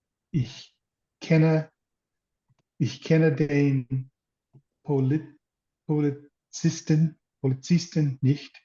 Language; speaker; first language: German; non-native, learner; English